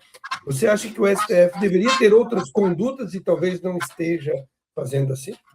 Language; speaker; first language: Portuguese; native; Portuguese